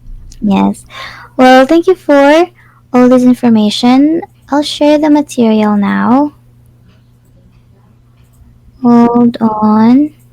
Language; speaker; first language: English; non-native, fluent; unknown